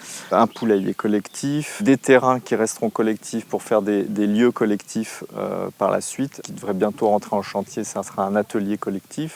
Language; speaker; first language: French; native; French